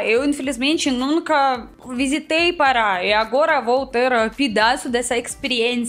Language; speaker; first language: Portuguese; non-native, learner; Russian